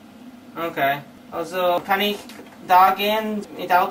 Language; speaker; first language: German; non-native, learner; English